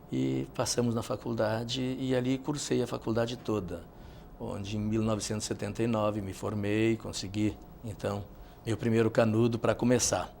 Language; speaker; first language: Portuguese; native; Portuguese